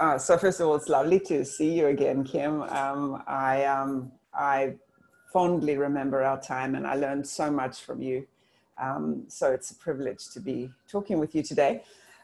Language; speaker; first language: English; native; English